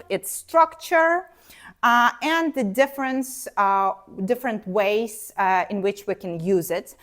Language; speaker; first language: English; non-native, fluent; Ukrainian